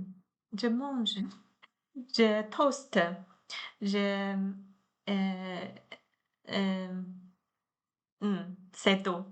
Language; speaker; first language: French; non-native, learner; Chinese